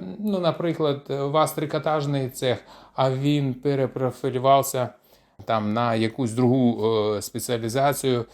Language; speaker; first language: Ukrainian; non-native, local second language; Russian